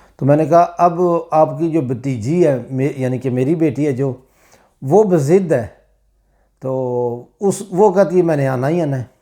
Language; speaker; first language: Urdu; non-native, local second language; Punjabi